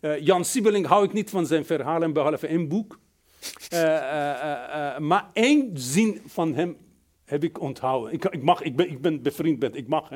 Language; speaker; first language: Dutch; non-native, fluent; Persian